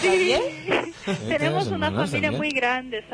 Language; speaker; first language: Spanish; non-native, learner; Portuguese